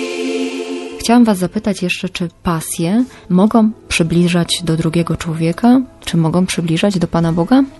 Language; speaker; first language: Polish; native; Polish